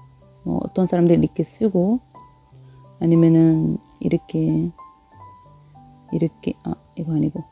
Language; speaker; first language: Korean; non-native, fluent; Arabic